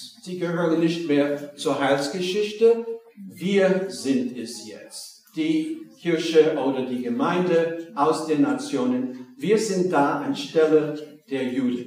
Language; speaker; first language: German; non-native, fluent; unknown